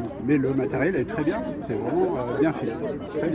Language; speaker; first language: French; native; French